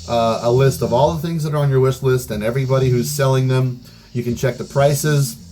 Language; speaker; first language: English; native; English